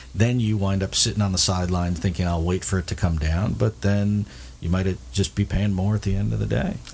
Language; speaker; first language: English; native; English